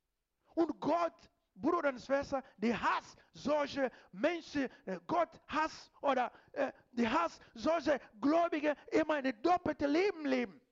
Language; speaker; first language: German; non-native, fluent; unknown